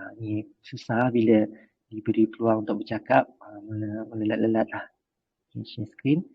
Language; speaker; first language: Malay; native; Malay